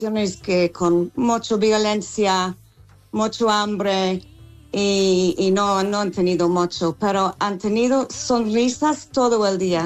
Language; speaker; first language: Spanish; non-native, learner; English